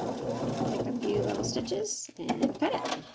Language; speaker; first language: English; native; English